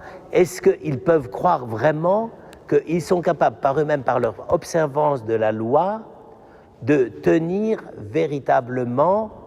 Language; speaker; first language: French; native; French